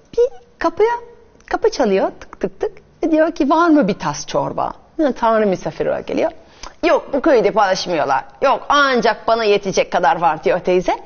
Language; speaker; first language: Turkish; non-native, fluent; French